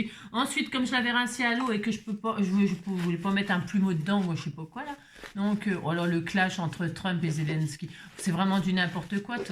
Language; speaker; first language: French; native; French